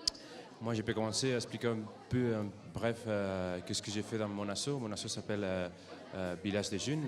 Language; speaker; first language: French; non-native, fluent; Catalan